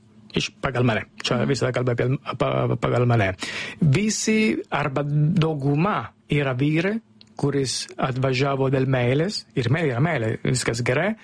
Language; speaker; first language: Lithuanian; non-native, learner; Italian